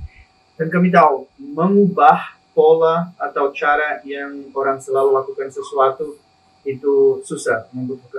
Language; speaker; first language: Indonesian; non-native, learner; Spanish